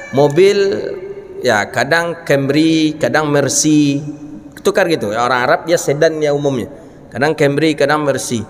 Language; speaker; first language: Malay; non-native, local second language; Minangkabau